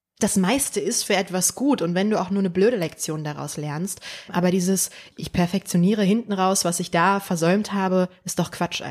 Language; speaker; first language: German; early bilingual, other home language; Polish